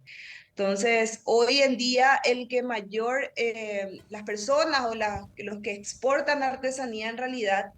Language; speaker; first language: Spanish; native; Spanish